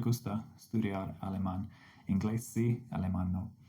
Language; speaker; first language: Spanish; non-native, fluent; English